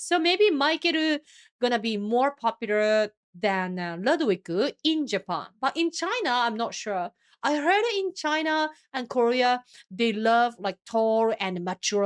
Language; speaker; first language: English; non-native, fluent; Japanese